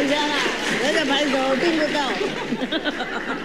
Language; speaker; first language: Chinese; non-native, fluent; Vietnamese